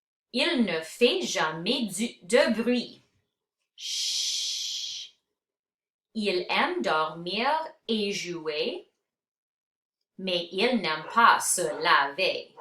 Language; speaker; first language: French; non-native, fluent; English